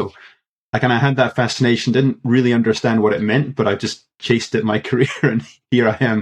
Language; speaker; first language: English; native; English